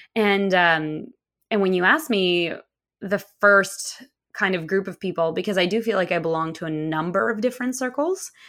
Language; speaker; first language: English; early bilingual, other home language; Russian